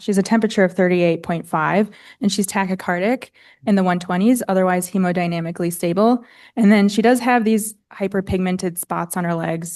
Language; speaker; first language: English; native; English